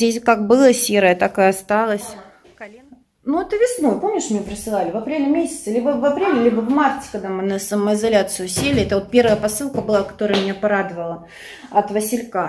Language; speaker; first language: Russian; native; Russian